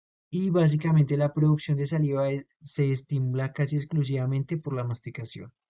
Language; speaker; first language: Spanish; native; Spanish